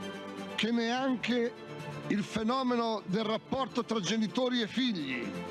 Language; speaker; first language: Italian; native; Italian